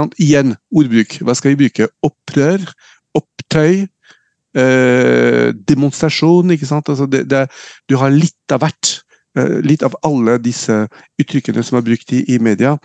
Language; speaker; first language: Norwegian; non-native, fluent; French